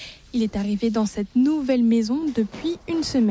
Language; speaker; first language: French; native; French